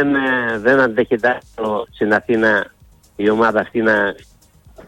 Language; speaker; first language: Greek; native; Greek